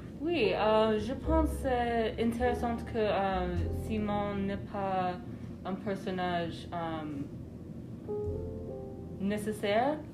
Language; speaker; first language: French; non-native, learner; English